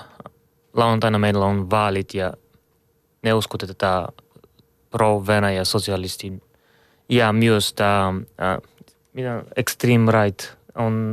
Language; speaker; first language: Finnish; non-native, learner; Bulgarian